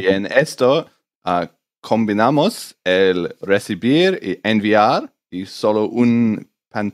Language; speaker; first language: Spanish; non-native, learner; English